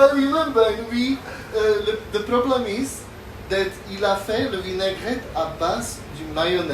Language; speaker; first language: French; non-native, learner; Slovak